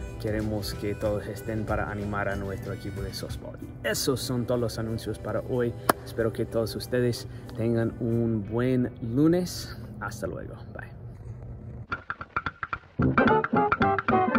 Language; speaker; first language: Spanish; non-native, fluent; English